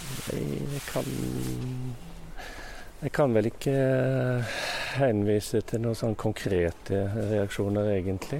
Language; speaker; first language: Norwegian; native; Norwegian